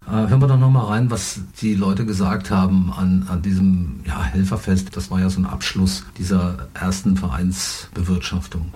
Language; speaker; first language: German; native; German